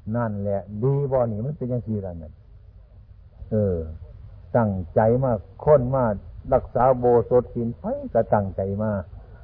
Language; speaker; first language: Thai; non-native, local second language; Northeastern Thai